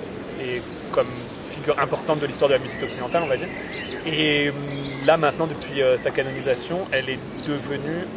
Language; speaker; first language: French; native; French